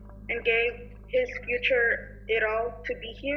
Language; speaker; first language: English; early bilingual, other home language; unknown